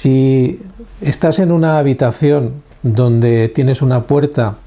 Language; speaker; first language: Spanish; native; Spanish